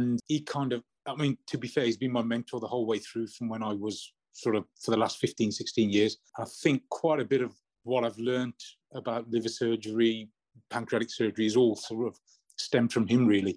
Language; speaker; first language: English; native; English